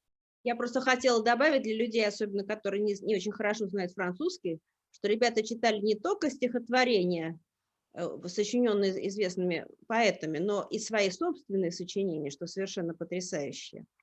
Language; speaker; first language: Russian; native; Russian